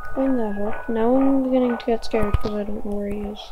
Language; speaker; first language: English; native; English